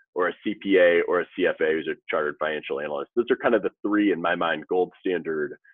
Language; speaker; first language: English; native; English